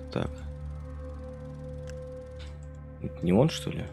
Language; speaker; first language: Russian; native; Russian